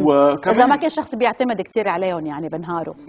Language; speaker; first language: Arabic; native; Arabic